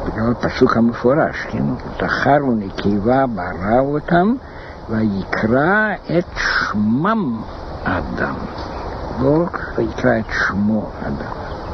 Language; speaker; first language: Hebrew; non-native, fluent; German